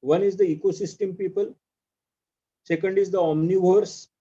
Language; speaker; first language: English; non-native, local second language; Marathi